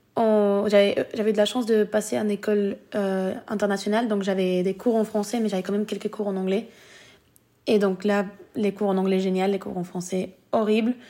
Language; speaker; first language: French; early bilingual, other home language; Spanish